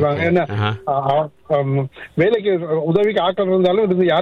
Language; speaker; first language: Tamil; native; Tamil